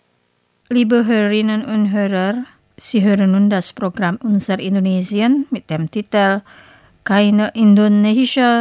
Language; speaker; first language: German; non-native, fluent; Indonesian